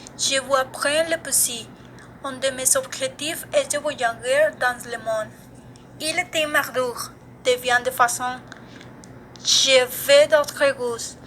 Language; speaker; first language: French; non-native, learner; Spanish